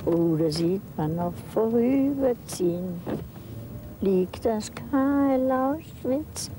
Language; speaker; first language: German; native; German